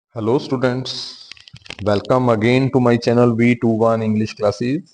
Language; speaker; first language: English; non-native, local second language; Punjabi